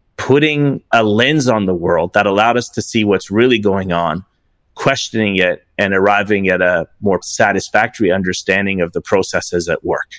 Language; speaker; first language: English; early bilingual, other home language; Persian